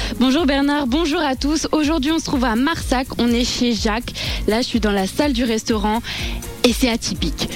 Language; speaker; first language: French; native; French